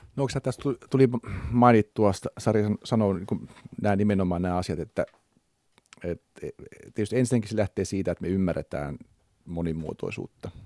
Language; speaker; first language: Finnish; native; Finnish